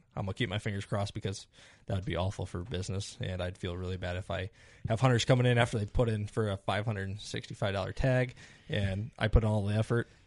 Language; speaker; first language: English; native; English